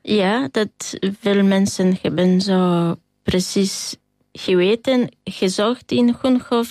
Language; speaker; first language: Dutch; non-native, learner; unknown